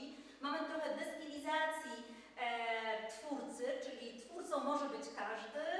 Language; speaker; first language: Polish; native; Polish